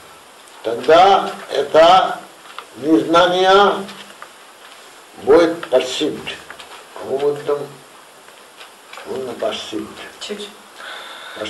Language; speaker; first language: Russian; non-native, learner; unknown